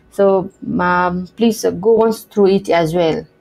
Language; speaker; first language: English; non-native, local second language; Nepali